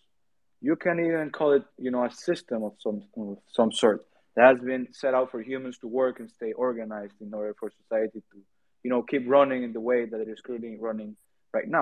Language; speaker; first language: English; non-native, fluent; Spanish